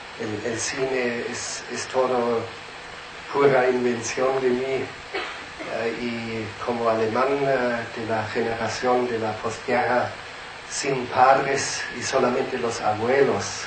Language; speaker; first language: Spanish; non-native, fluent; German